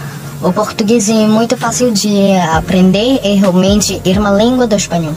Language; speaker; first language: Portuguese; non-native, learner; Filipino